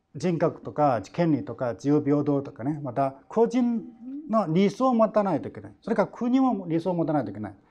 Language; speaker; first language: Japanese; non-native, fluent; Chinese